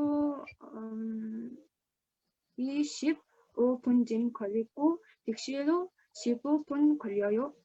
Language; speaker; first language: Korean; non-native, learner; Mongolian